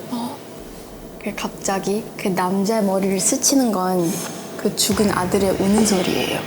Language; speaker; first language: Korean; non-native, fluent; Chinese